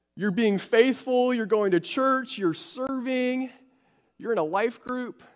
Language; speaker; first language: English; native; English